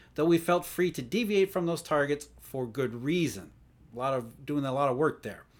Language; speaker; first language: English; native; English